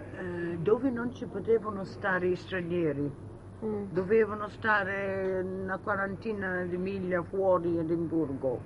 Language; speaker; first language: Italian; early bilingual, heritage; Italian